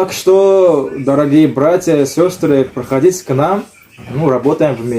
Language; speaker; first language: Russian; non-native, learner; Uzbek